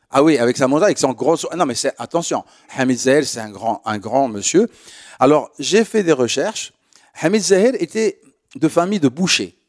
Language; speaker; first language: French; non-native, local second language; Arabic